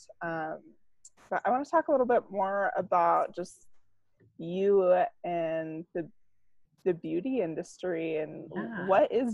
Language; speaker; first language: English; native; English